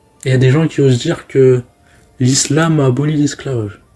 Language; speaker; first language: French; native; French